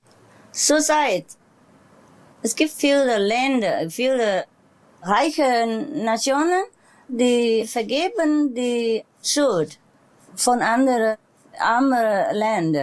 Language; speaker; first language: German; non-native, learner; Vietnamese